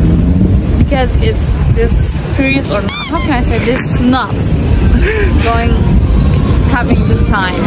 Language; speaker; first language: English; non-native, learner; Turkish